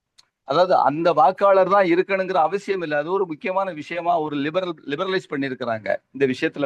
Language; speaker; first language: Tamil; native; Tamil